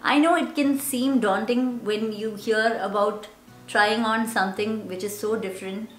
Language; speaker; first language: English; non-native, local second language; Malayalam